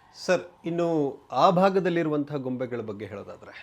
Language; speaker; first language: Kannada; native; Kannada